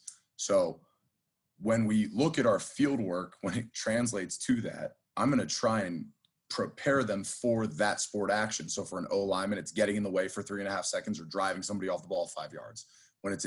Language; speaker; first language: English; native; English